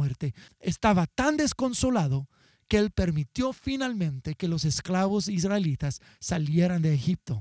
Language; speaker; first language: Spanish; non-native, fluent; English